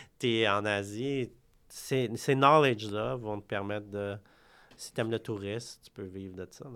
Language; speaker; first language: French; early bilingual, other home language; Khmer